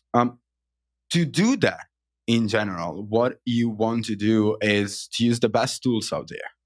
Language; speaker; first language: English; non-native, fluent; Italian